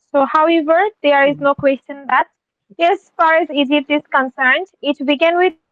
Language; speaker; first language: English; non-native, local second language; Bangla